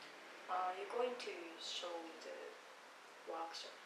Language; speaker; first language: English; non-native, learner; Japanese